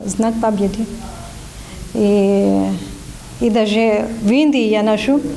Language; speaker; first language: Russian; non-native, learner; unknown